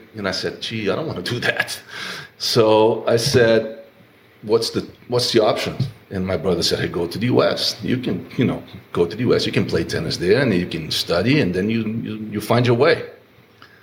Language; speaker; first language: English; non-native, fluent; Portuguese